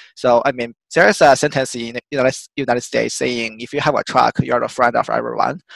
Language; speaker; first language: English; non-native, fluent; Chinese